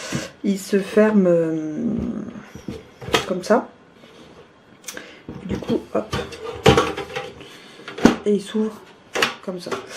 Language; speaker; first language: French; native; French